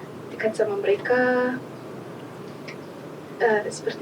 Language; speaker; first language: Indonesian; non-native, learner; Malagasy